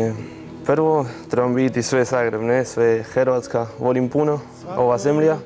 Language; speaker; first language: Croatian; early bilingual, heritage; Spanish